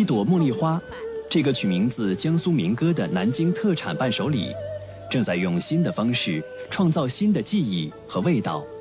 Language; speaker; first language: Chinese; native; Chinese